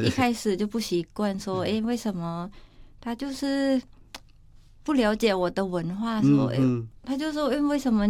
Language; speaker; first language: Chinese; non-native, fluent; Thai